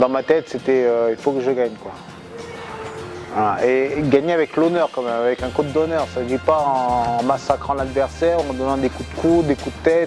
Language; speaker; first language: French; native; French